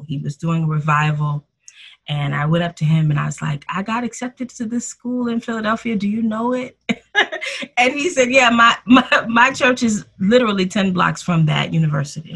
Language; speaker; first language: English; native; English